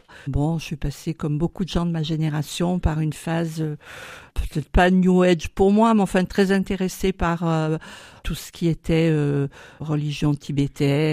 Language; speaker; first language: French; native; French